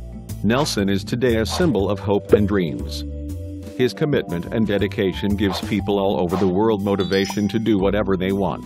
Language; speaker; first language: English; non-native, fluent; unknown